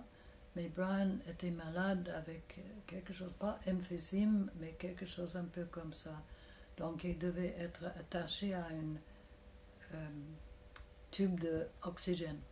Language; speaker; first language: French; non-native, fluent; English